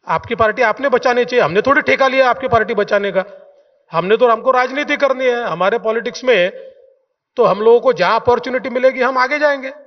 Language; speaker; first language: Hindi; non-native, local second language; Marathi